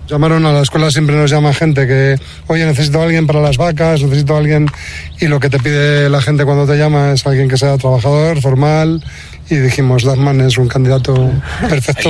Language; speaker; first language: Spanish; native; Spanish